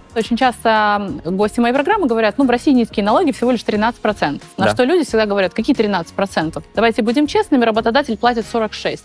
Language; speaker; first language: Russian; native; Russian